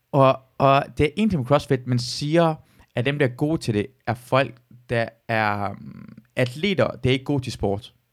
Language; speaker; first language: Danish; early bilingual, other home language; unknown